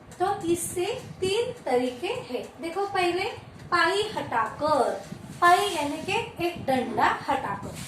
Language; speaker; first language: Hindi; non-native, local second language; Marathi